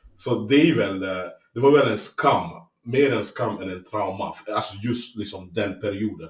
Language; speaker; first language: Swedish; early bilingual, other home language; English